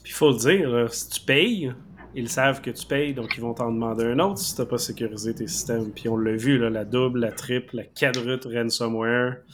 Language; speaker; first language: French; native; French